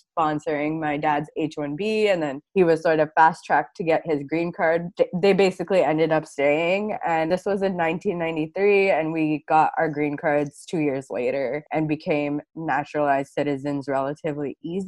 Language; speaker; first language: English; native; English